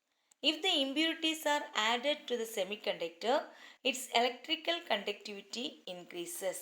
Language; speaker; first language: English; non-native, local second language; Tamil